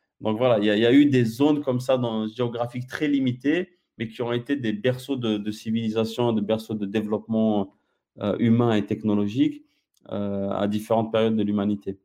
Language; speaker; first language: French; non-native, local second language; Arabic